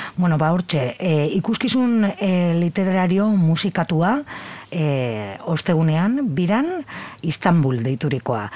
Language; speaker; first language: Basque; native; Basque